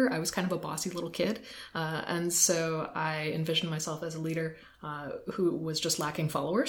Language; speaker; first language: English; native; English